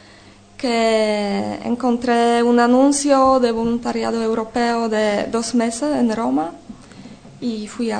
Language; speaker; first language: Spanish; non-native, fluent; Polish